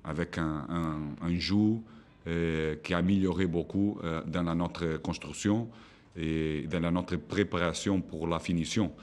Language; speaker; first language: French; non-native, fluent; Portuguese